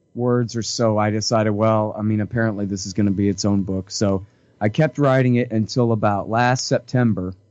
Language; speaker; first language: English; native; English